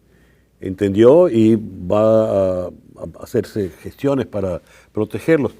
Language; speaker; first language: Spanish; native; Spanish